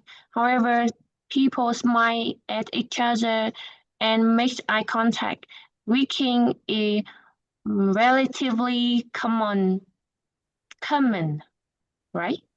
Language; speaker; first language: English; non-native, learner; Vietnamese